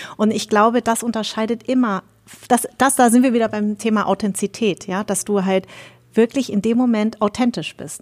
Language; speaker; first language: German; early bilingual, other home language; Vietnamese